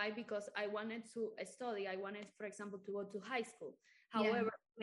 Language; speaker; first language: English; non-native, fluent; Spanish